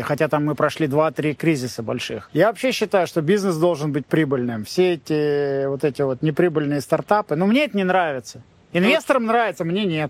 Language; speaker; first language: Russian; native; Russian